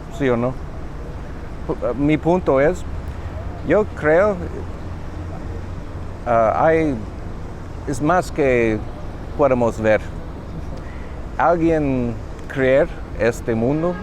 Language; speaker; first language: Spanish; non-native, learner; English